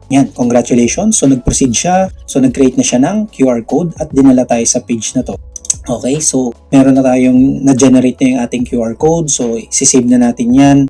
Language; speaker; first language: Filipino; non-native, local second language; Cebuano